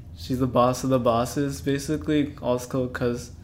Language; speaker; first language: English; early bilingual, other home language; Filipino